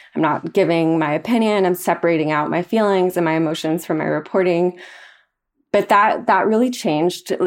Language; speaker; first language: English; early bilingual, other home language; Spanish